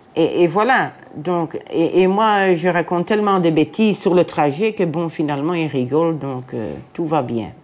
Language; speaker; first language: French; native; French